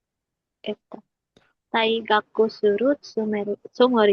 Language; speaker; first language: Japanese; non-native, learner; Indonesian